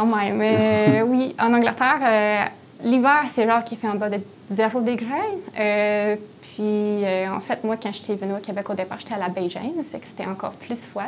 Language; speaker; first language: French; non-native, fluent; English